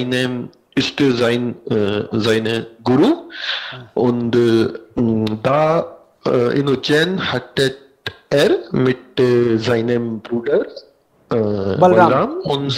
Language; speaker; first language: German; non-native, learner; Hindi